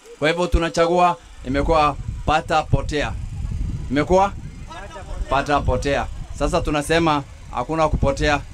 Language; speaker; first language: Swahili; non-native, local second language; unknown